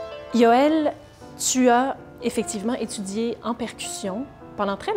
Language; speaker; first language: French; native; French